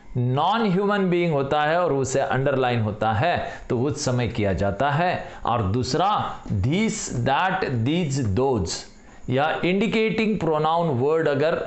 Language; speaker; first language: Hindi; non-native, local second language; Marathi